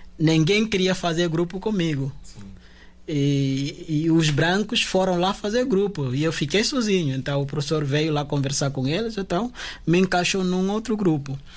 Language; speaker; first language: Portuguese; non-native, local second language; Upper Guinea Crioulo